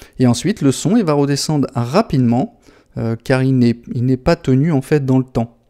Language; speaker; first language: French; native; French